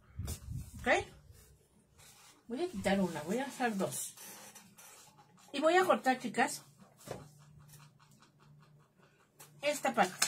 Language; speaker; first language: Spanish; native; Spanish